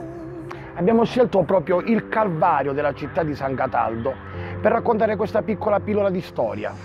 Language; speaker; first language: Italian; native; Italian